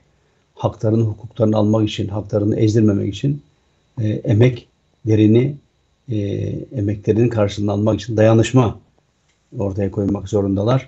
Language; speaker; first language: Turkish; native; Turkish